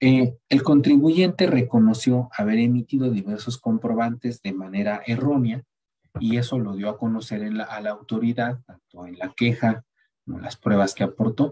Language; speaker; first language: Spanish; native; Spanish